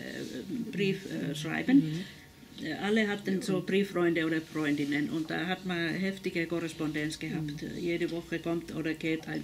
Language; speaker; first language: German; non-native, fluent; Finnish